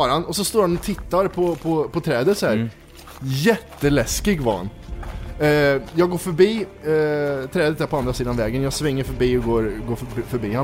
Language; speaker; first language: Swedish; native; Swedish